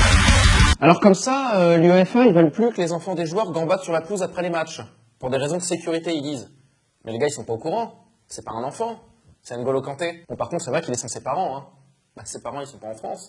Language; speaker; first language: French; native; French